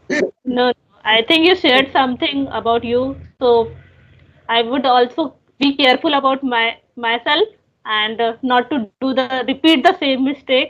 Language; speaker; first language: English; non-native, local second language; Hindi